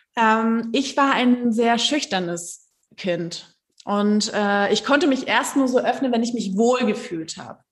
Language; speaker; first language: German; early bilingual, other home language; Turkish